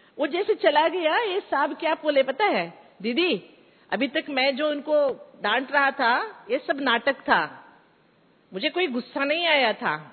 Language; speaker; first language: Hindi; non-native, local second language; Kannada